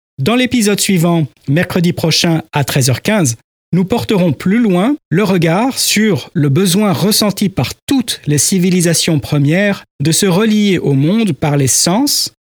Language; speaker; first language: French; native; French